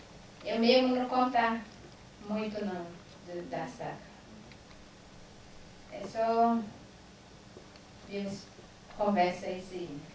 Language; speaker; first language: Portuguese; non-native, learner; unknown